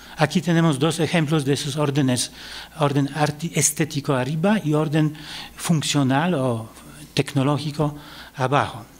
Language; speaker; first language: Spanish; non-native, fluent; Polish